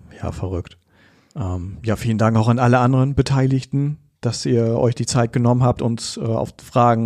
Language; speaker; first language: German; native; German